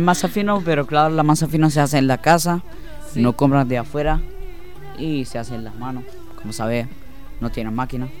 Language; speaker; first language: Spanish; non-native, learner; Arabic